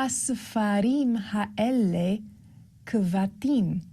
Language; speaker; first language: Hebrew; non-native, learner; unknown